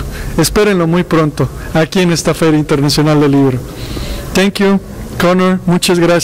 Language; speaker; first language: Spanish; native; Spanish